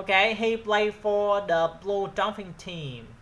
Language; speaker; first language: English; non-native, learner; Vietnamese